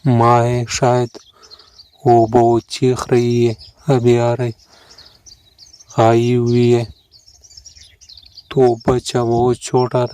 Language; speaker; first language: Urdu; non-native, local second language; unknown